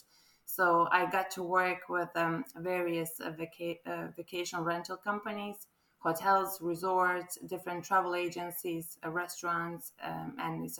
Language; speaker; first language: English; non-native, fluent; Croatian